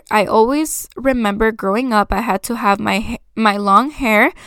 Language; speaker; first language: English; early bilingual, other home language; Spanish